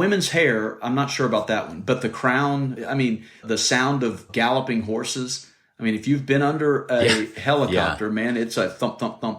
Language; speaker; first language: English; native; English